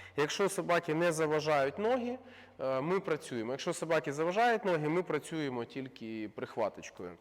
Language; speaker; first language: Ukrainian; non-native, local second language; Russian